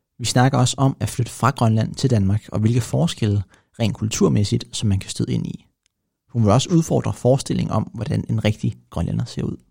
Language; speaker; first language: Danish; native; Danish